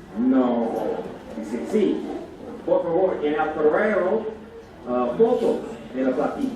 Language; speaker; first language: Spanish; non-native, learner; English